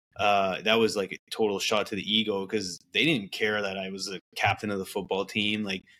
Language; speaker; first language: English; native; English